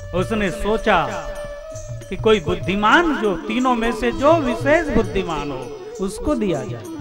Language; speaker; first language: Hindi; non-native, local second language; Marathi